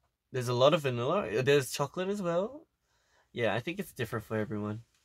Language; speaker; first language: English; early bilingual, other home language; Korean